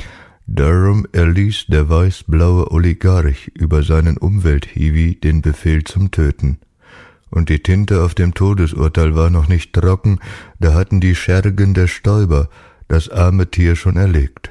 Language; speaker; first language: German; native; German